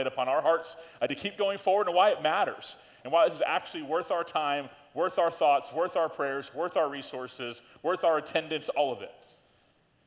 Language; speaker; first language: English; native; English